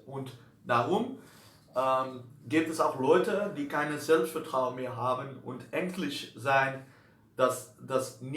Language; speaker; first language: German; non-native, learner; Dutch